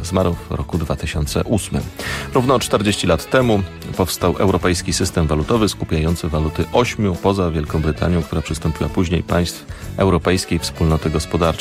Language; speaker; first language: Polish; native; Polish